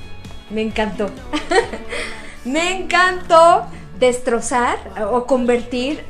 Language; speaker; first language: Spanish; native; Spanish